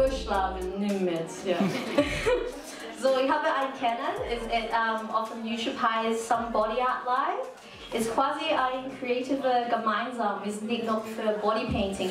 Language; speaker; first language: German; non-native, learner; Cantonese